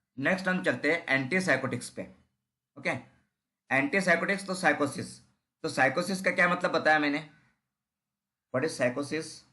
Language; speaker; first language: Hindi; non-native, local second language; Marathi